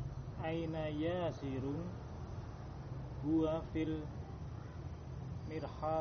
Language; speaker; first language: Arabic; non-native, learner; Indonesian